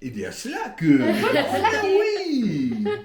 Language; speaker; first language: French; non-native, learner; English